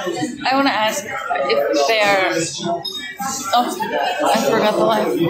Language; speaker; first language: English; non-native, fluent; Turkish